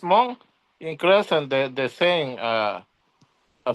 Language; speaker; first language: English; non-native, learner; Spanish